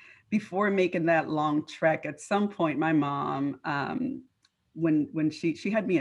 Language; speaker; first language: English; non-native, fluent; Spanish